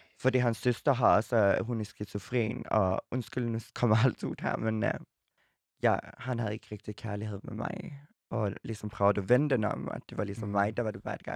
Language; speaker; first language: Danish; early bilingual, other home language; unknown